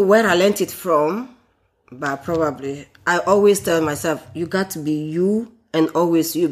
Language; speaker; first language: English; non-native, local second language; Ewe